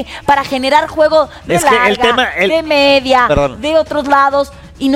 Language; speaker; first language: Spanish; native; Spanish